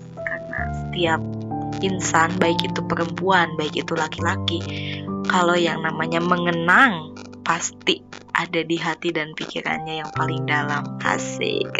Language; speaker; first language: Indonesian; non-native, local second language; Sundanese